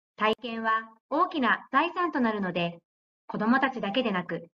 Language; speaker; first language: Japanese; native; Japanese